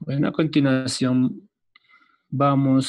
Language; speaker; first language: Spanish; native; Spanish